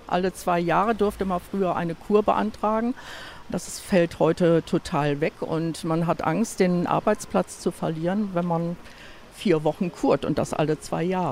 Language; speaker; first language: German; native; German